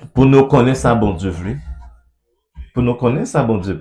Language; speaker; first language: French; non-native, learner; Haitian Creole